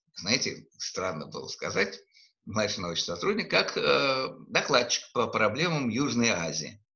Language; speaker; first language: Russian; native; Russian